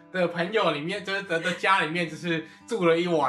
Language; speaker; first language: Chinese; native; Chinese